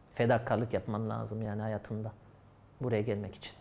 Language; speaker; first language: Turkish; non-native, fluent; French